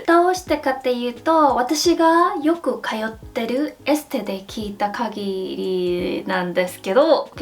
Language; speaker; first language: Japanese; non-native, fluent; Korean